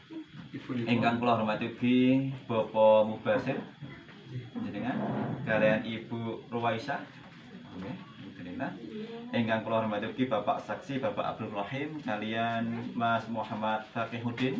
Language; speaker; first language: Indonesian; native; Indonesian